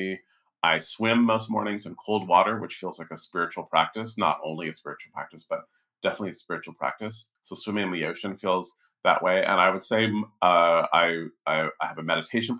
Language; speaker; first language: English; native; English